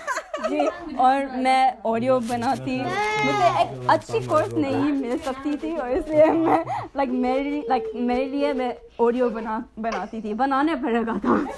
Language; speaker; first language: Hindi; non-native, learner; English